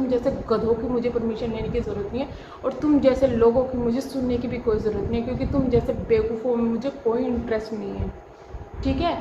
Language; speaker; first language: Hindi; native; Hindi